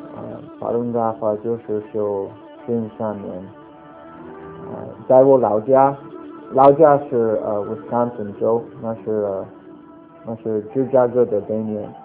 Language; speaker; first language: Chinese; non-native, learner; English